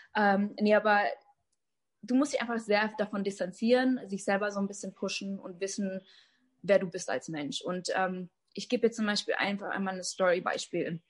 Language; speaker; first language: German; native; German